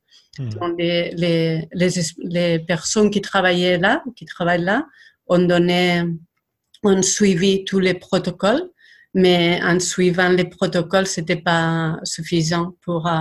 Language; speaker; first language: French; non-native, fluent; Spanish